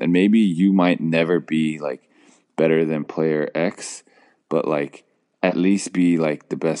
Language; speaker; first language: English; native; English